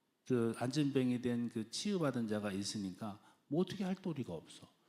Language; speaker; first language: Korean; native; Korean